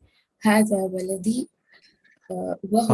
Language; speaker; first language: Arabic; non-native, learner; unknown